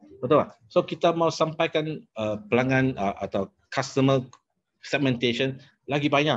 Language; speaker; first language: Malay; non-native, local second language; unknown